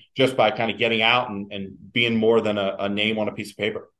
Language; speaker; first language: English; native; English